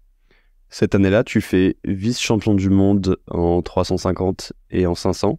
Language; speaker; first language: French; native; French